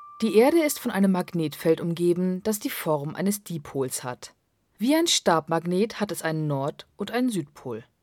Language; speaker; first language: German; native; German